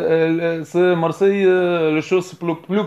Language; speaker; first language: French; non-native, learner; Russian